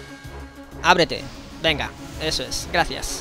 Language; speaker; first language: Spanish; native; Spanish